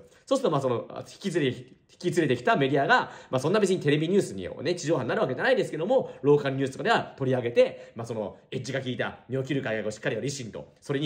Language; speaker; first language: Japanese; native; Japanese